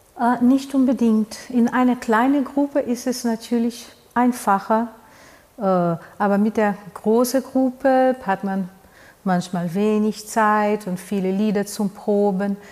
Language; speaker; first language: German; non-native, fluent; Portuguese